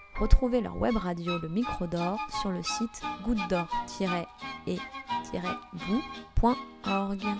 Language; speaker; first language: French; native; French